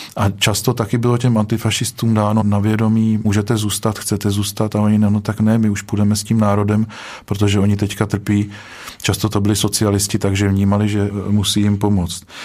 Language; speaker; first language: Czech; native; Czech